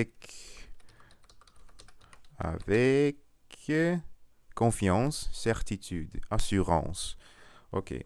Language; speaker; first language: French; non-native, learner; Russian